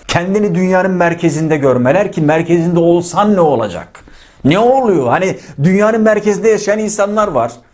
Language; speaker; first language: Turkish; native; Turkish